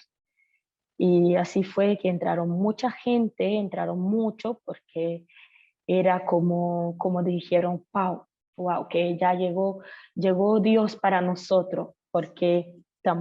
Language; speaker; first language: Spanish; non-native, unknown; Haitian Creole